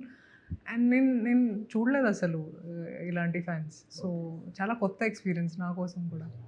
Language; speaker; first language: Telugu; non-native, local second language; Hindi